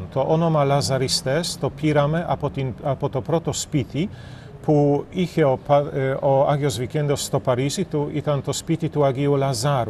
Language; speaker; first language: Greek; non-native, fluent; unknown